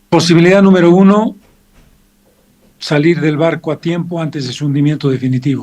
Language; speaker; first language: Spanish; native; Spanish